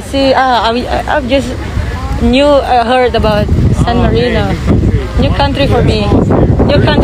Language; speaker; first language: English; non-native, fluent; Indonesian